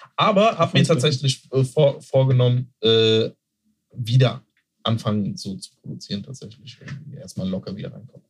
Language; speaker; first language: German; native; German